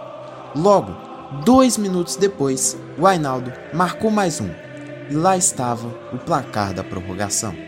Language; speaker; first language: Portuguese; native; Portuguese